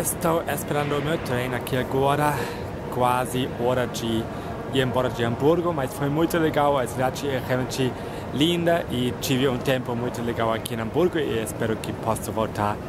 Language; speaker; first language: Portuguese; non-native, fluent; German